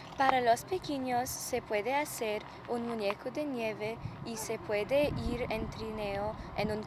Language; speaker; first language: Spanish; non-native, learner; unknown